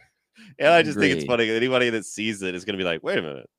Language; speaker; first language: English; native; English